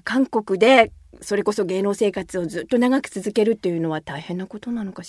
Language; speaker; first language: Japanese; native; Japanese